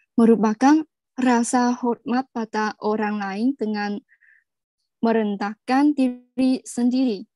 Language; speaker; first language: Indonesian; non-native, fluent; Chinese